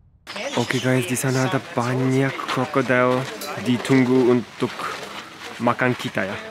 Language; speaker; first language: Indonesian; non-native, fluent; Japanese